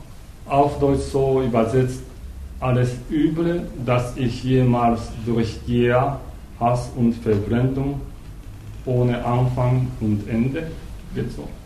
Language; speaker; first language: German; non-native, learner; Japanese